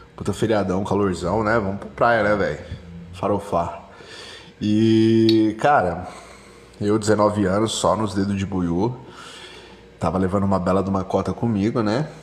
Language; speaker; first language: Portuguese; native; Portuguese